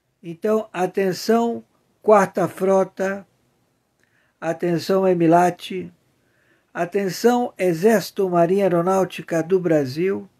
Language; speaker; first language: Portuguese; native; Portuguese